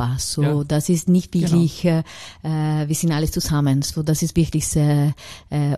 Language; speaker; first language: German; non-native, learner; Italian